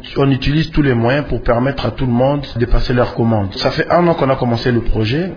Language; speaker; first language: French; non-native, local second language; Lingala